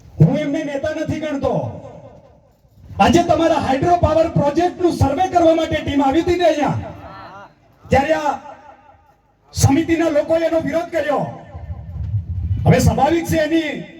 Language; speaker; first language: Gujarati; non-native, local second language; Rathawi